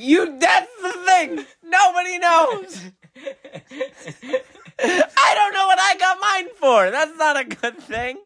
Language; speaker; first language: English; native; English